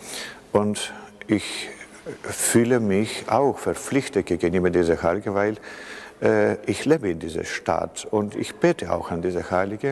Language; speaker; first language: German; non-native, fluent; Greek